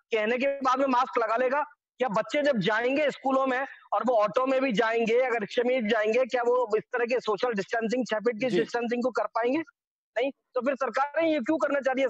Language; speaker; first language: Hindi; native; Hindi